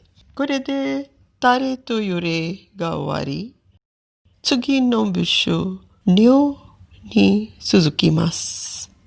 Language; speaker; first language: Japanese; non-native, fluent; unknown